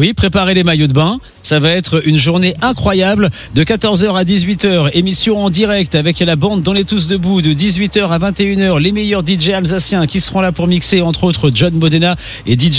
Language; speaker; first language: French; native; French